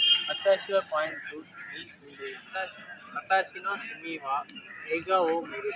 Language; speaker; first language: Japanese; non-native, learner; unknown